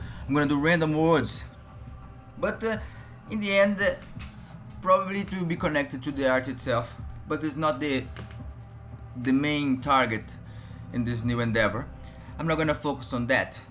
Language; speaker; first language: English; non-native, fluent; Portuguese